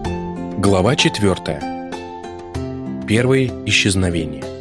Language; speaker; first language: Russian; native; Russian